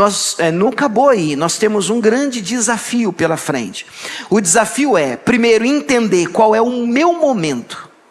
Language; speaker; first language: Portuguese; native; Portuguese